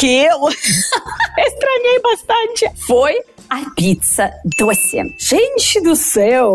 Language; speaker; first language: Portuguese; non-native, fluent; Russian